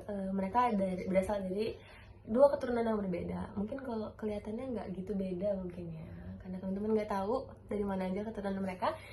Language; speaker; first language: Indonesian; native; Indonesian